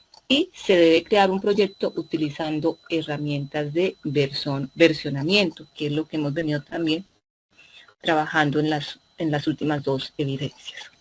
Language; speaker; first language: Spanish; native; Spanish